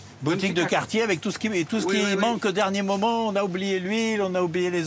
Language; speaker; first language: French; native; French